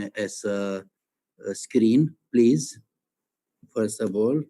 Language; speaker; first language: English; non-native, learner; Romanian